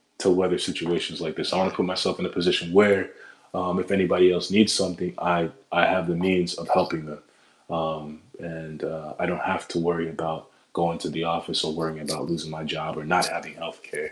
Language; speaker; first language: English; native; English